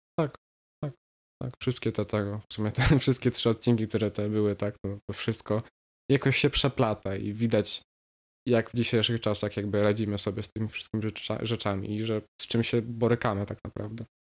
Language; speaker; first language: Polish; native; Polish